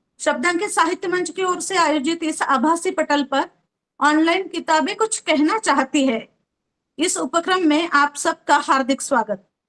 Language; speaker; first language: Hindi; non-native, local second language; Marathi